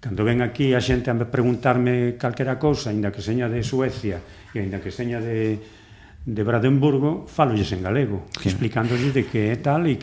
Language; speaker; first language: Galician; native; Galician